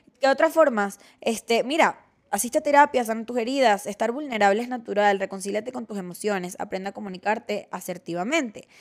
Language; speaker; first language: Spanish; native; Spanish